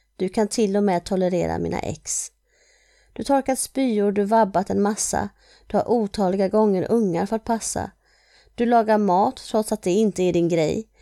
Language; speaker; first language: Swedish; native; Swedish